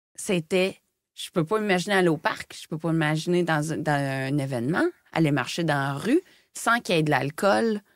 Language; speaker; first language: French; native; French